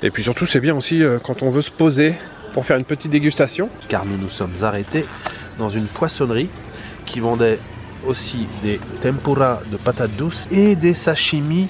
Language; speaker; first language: French; native; French